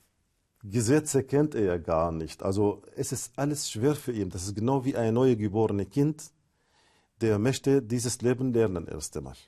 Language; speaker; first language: German; non-native, fluent; Arabic